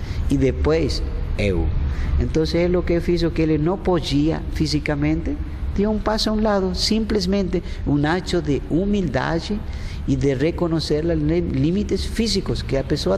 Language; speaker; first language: Portuguese; non-native, fluent; Spanish